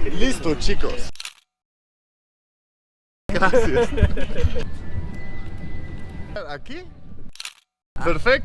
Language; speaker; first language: Spanish; non-native, learner; Danish